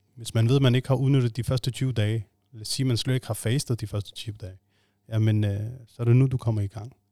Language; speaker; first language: Danish; non-native, fluent; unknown